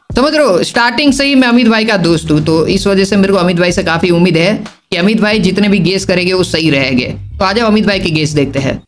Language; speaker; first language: Hindi; non-native, local second language; Gujarati